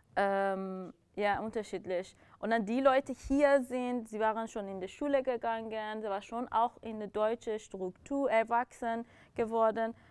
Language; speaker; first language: German; non-native, learner; Persian